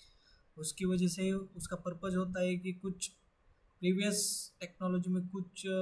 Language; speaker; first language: Hindi; native; Hindi